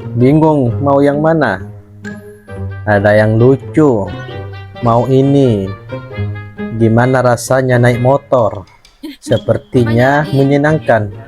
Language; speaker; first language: Indonesian; native; Indonesian